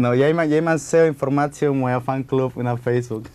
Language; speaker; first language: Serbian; non-native, learner; Spanish